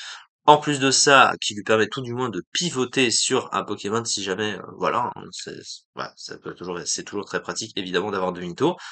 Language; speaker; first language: French; native; French